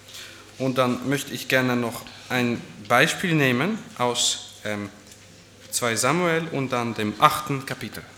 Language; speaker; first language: German; non-native, fluent; Dutch